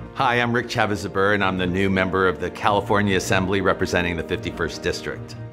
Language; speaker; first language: English; native; English